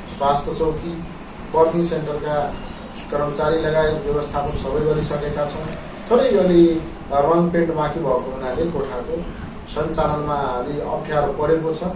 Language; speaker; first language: Nepali; non-native, local second language; Maithili